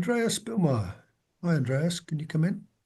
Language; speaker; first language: English; native; English